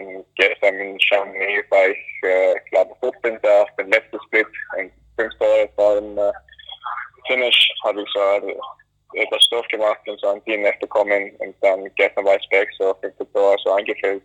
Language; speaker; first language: German; non-native, fluent; English